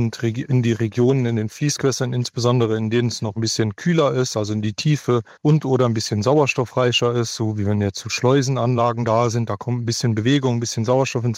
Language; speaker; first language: German; native; German